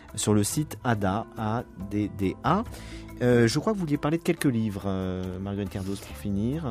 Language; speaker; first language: French; native; French